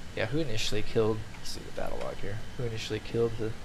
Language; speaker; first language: English; native; English